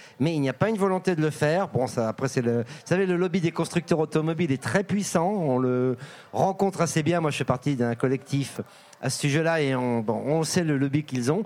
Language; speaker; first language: French; native; French